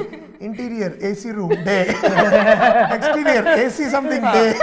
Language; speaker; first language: Telugu; native; Telugu